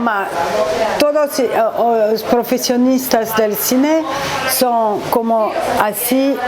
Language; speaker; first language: Spanish; non-native, learner; French